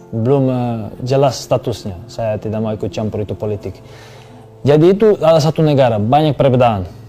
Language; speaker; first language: Indonesian; non-native, fluent; Serbian